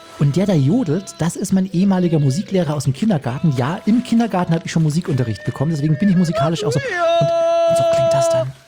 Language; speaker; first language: German; native; German